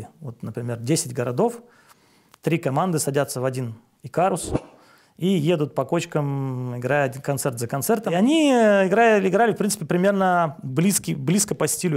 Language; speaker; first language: Russian; native; Russian